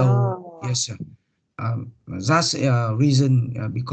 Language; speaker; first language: English; non-native, learner; Vietnamese